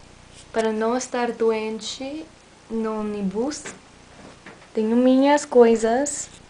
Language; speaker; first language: Portuguese; non-native, learner; English